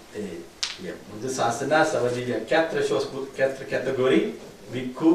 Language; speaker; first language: French; non-native, fluent; Sinhala